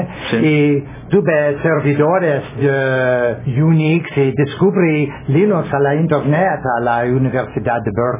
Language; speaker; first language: Spanish; non-native, learner; English